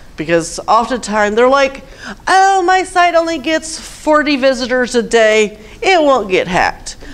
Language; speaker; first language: English; native; English